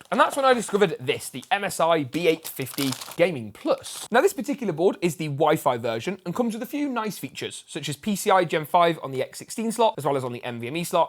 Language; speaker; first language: English; native; English